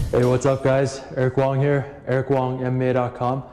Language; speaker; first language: English; native; English